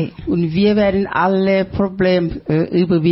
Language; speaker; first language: German; non-native, fluent; Thai